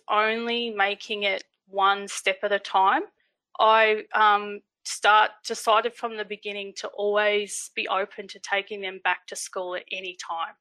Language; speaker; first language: English; native; English